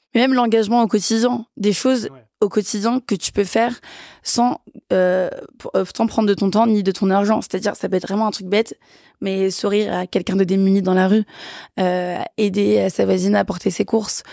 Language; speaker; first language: French; early bilingual, other home language; Kabuverdianu